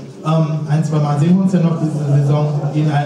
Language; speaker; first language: German; native; German